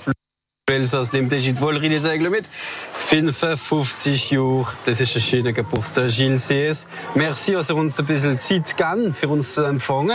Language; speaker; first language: German; non-native, local second language; French